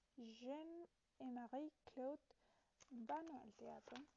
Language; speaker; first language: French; non-native, learner; Italian